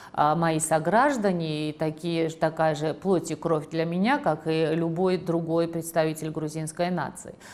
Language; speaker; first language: Russian; non-native, local second language; Georgian